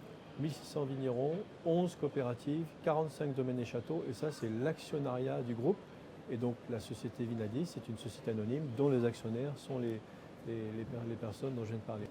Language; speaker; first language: French; native; French